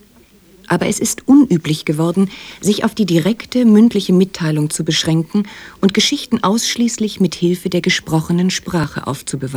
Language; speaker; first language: German; native; German